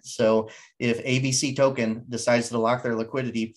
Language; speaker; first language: English; native; English